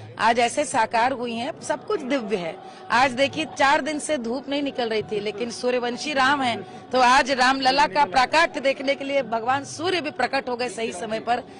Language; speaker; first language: Hindi; native; Hindi